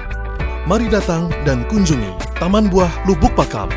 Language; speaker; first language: Indonesian; native; Indonesian